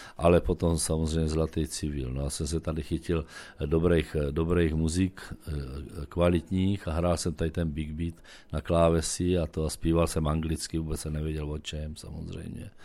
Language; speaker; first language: Czech; native; Czech